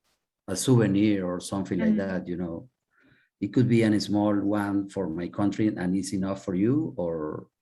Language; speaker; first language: English; non-native, learner; Spanish